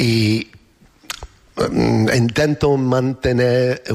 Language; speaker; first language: Spanish; non-native, learner; English